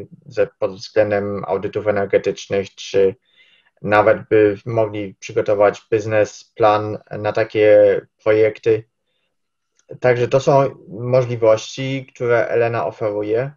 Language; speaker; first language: Polish; early bilingual, heritage; Polish